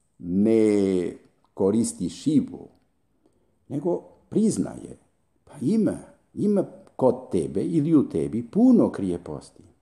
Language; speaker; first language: Croatian; non-native, fluent; Spanish